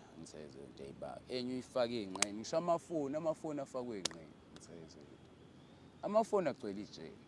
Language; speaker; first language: Zulu; native; Zulu